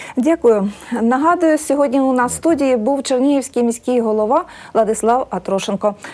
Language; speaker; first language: Ukrainian; native; Ukrainian